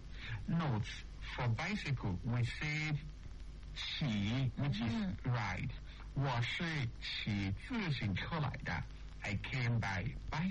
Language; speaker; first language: English; non-native, learner; Chinese